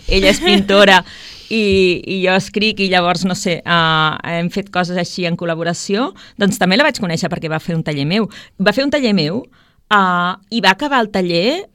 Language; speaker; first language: Catalan; native; Catalan